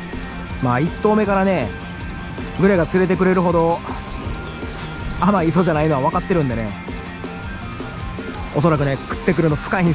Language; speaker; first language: Japanese; native; Japanese